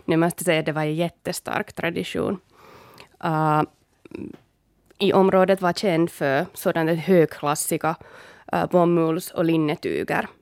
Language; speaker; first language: Swedish; non-native, local second language; Finnish